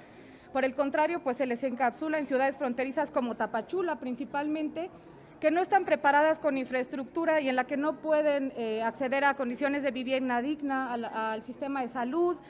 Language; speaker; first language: Spanish; native; Spanish